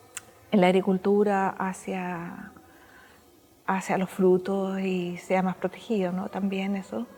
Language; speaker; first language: Spanish; native; Spanish